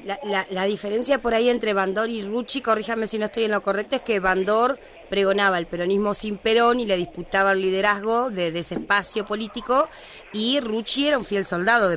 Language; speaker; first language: Spanish; native; Spanish